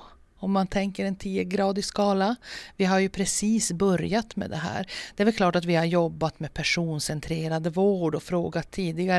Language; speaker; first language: Swedish; native; Swedish